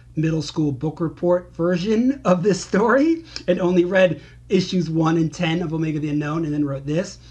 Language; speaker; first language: English; native; English